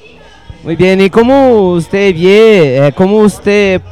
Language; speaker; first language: Spanish; non-native, learner; Portuguese